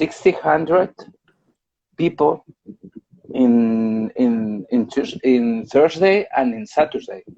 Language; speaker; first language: English; non-native, learner; Spanish